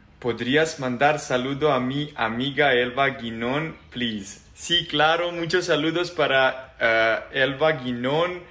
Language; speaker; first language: Spanish; non-native, learner; Serbian